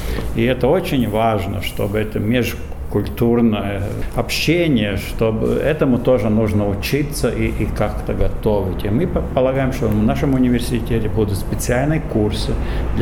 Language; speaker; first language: Russian; non-native, fluent; Latvian